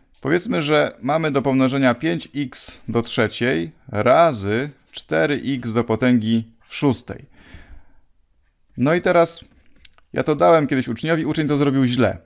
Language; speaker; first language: Polish; native; Polish